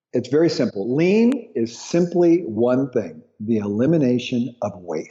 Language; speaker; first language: English; native; English